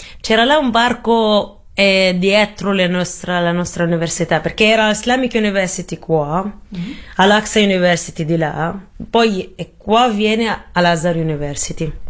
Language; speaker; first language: Italian; non-native, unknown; Arabic